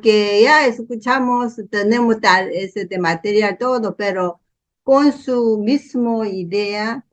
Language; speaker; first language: Spanish; non-native, learner; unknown